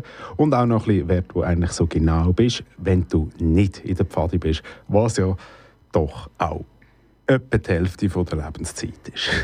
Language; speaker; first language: German; native; German